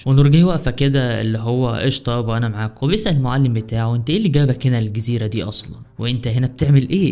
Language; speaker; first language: Arabic; native; Arabic